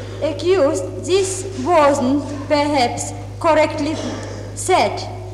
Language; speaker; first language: English; non-native, fluent; Czech